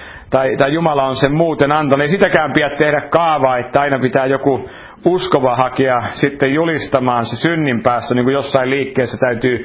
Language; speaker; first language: Finnish; native; Finnish